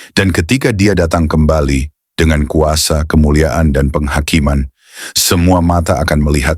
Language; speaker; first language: Indonesian; native; Indonesian